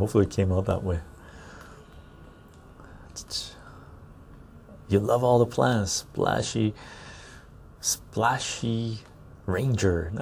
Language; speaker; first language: English; non-native, fluent; Armenian